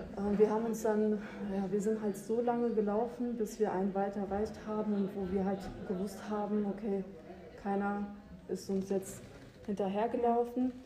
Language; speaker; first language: German; early bilingual, other home language; Albanian